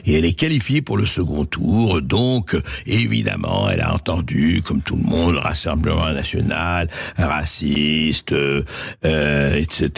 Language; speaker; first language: French; native; French